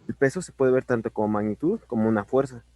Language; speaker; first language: Spanish; native; Spanish